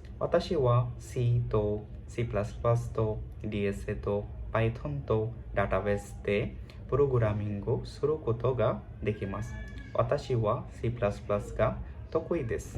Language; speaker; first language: Japanese; non-native, learner; Bangla